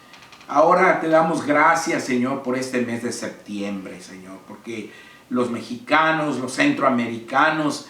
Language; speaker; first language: Spanish; native; Spanish